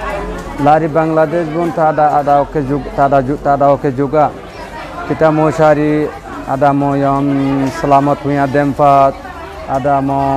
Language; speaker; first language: Indonesian; non-native, learner; Rohingya